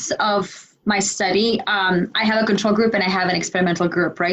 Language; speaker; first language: English; non-native, fluent; Spanish